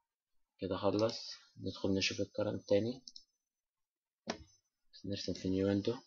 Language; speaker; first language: Arabic; native; Arabic